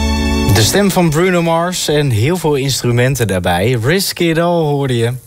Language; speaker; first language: Dutch; native; Dutch